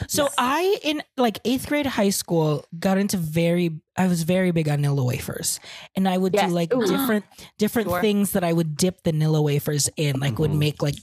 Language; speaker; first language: English; non-native, local second language; Hiligaynon